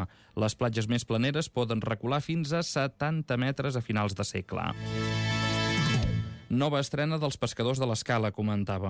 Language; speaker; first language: Catalan; native; Catalan